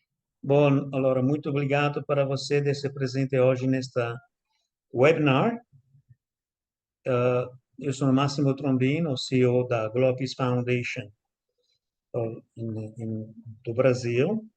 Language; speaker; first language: Portuguese; non-native, fluent; Italian